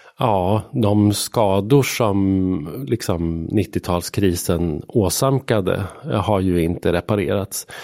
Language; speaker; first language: Swedish; native; Swedish